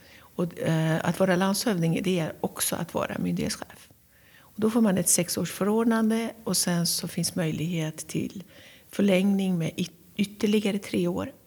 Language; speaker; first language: Swedish; non-native, fluent; Persian